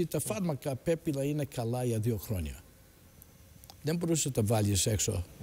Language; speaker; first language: Greek; early bilingual, heritage; Greek